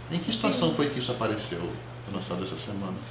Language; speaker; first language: Portuguese; native; Portuguese